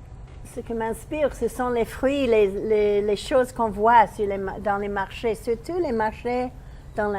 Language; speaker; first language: French; non-native, learner; English